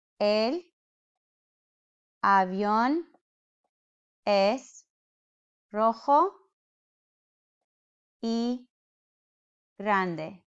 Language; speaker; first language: Spanish; non-native, fluent; English